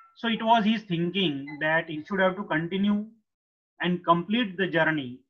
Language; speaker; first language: English; non-native, local second language; Marathi